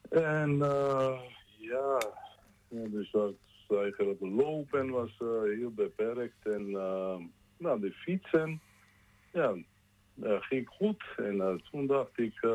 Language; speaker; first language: Dutch; non-native, learner; Georgian